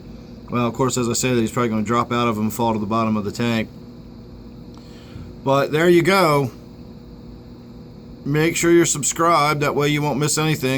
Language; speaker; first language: English; native; English